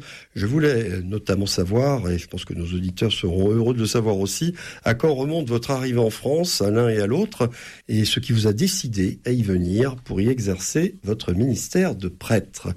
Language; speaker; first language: French; native; French